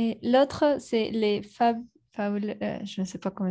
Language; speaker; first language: French; non-native, learner; Spanish